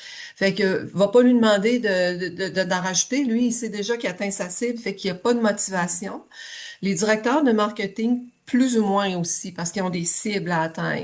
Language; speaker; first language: French; native; French